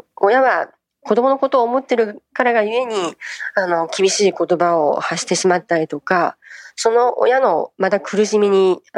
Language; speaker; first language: Japanese; non-native, fluent; Chinese